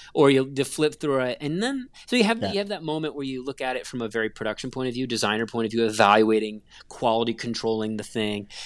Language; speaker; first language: English; native; English